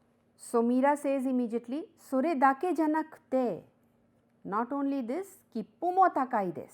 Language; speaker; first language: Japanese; non-native, fluent; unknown